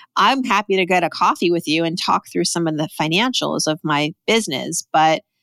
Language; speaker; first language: English; early bilingual, other home language; Persian